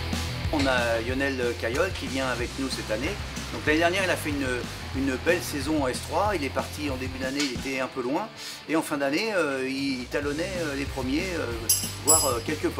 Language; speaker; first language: French; native; French